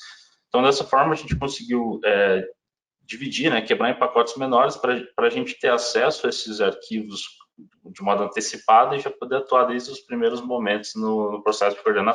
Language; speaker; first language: Portuguese; native; Portuguese